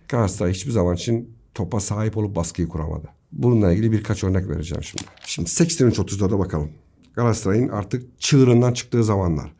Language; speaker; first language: Turkish; native; Turkish